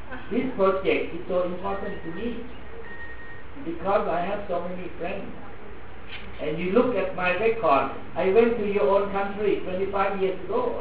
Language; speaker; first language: English; non-native, fluent; Thai